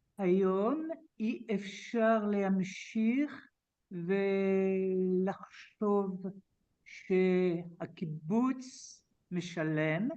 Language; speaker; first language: Hebrew; non-native, learner; French